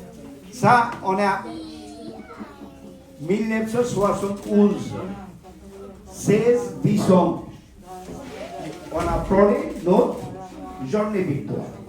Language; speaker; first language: French; non-native, learner; Bangla